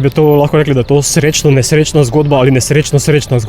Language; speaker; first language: Slovenian; native; Slovenian